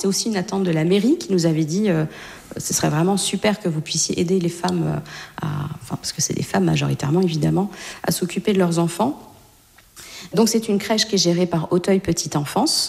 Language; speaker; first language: French; native; French